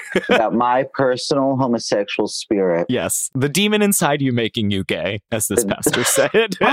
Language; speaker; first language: English; native; English